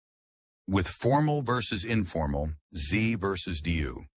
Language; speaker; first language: German; non-native, learner; English